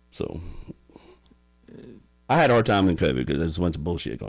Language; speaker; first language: English; native; English